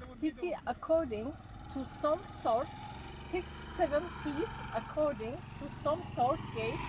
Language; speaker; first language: English; non-native, learner; Turkish